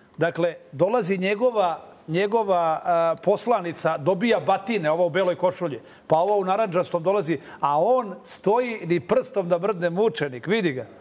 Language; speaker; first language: Serbian; native; Serbian